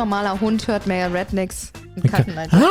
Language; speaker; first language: German; native; German